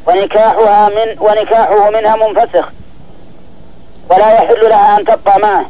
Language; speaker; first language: Arabic; native; Arabic